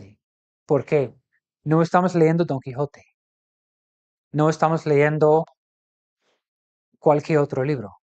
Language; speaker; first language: Spanish; non-native, fluent; English